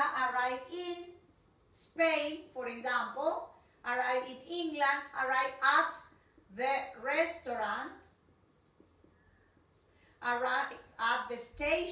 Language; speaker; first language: English; non-native, fluent; Spanish